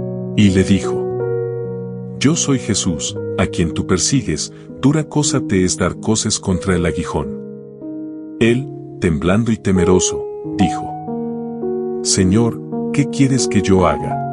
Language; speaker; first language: Spanish; native; Spanish